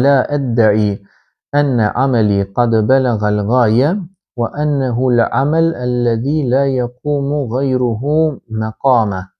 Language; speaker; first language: Arabic; non-native, fluent; Albanian